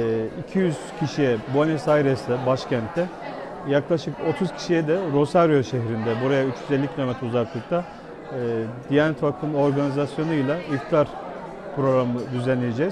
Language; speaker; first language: Turkish; native; Turkish